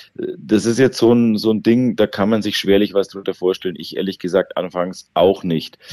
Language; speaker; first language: German; native; German